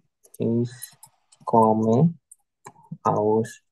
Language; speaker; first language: German; non-native, learner; Bangla